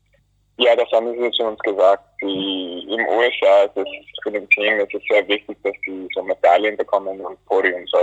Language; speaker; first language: German; early bilingual, other home language; Greek